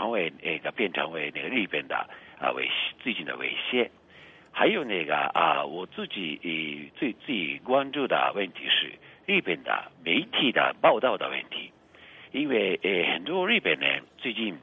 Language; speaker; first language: Chinese; non-native, fluent; Japanese